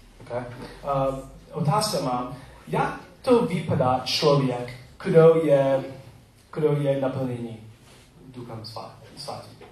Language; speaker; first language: Czech; non-native, learner; English